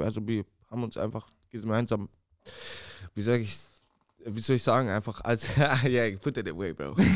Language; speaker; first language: German; native; German